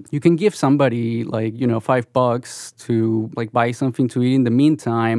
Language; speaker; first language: English; non-native, fluent; Spanish